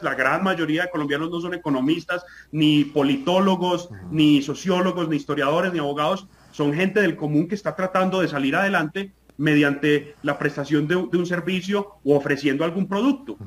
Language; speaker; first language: Spanish; native; Spanish